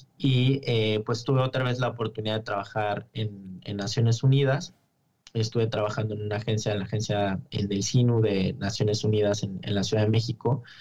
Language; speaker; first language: Spanish; native; Spanish